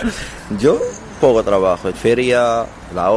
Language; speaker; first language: Spanish; non-native, learner; Arabic